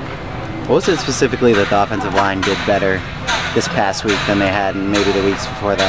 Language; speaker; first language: English; native; English